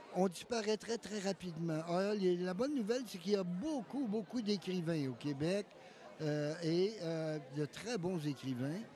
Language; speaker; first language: French; native; French